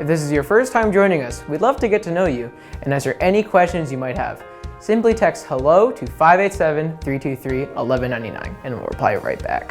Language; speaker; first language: English; native; English